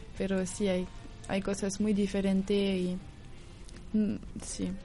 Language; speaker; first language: Spanish; non-native, learner; French